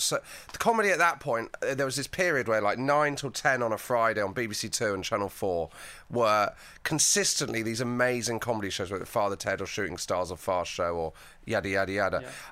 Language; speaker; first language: English; native; English